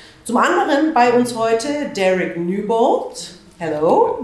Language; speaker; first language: German; native; German